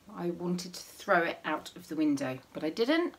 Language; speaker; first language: English; native; English